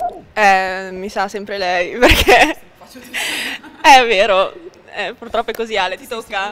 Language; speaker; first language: Italian; native; Italian